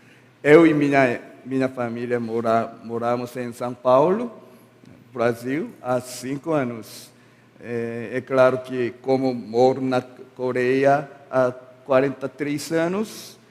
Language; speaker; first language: Portuguese; non-native, learner; Korean